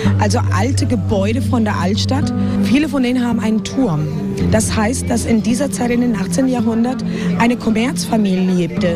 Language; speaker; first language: German; non-native, fluent; Spanish